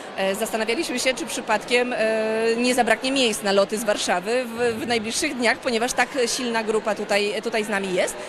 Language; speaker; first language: Polish; native; Polish